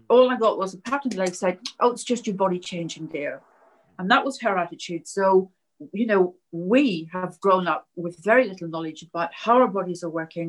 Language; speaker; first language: English; native; English